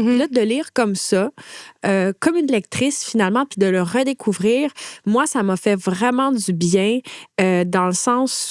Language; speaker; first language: French; native; French